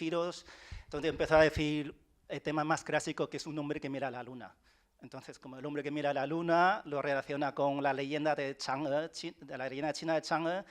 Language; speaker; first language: Spanish; early bilingual, other home language; Chinese